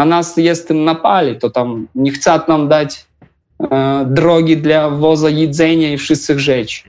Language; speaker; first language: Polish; non-native, learner; Russian